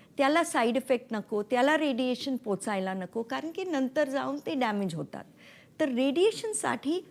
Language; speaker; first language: Marathi; non-native, local second language; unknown